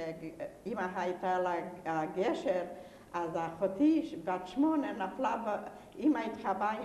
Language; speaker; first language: Hebrew; non-native, fluent; Yiddish